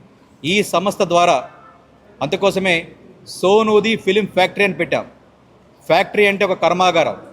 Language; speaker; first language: Telugu; native; Telugu